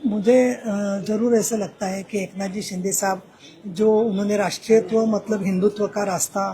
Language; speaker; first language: Hindi; non-native, local second language; Marathi